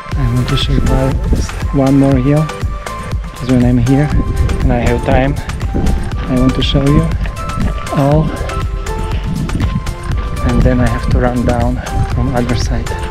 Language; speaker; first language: English; non-native, fluent; Slovak